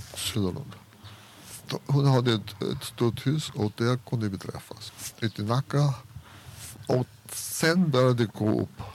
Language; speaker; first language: Swedish; non-native, fluent; German